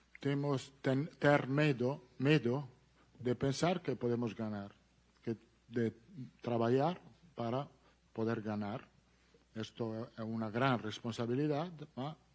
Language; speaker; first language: Portuguese; non-native, learner; Italian